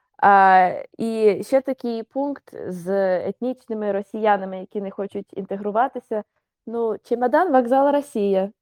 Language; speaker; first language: Ukrainian; native; Ukrainian